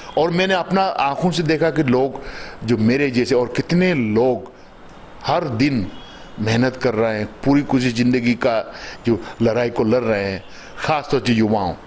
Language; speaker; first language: Hindi; non-native, local second language; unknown